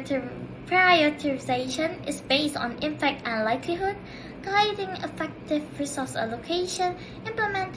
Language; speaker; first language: English; non-native, local second language; Malay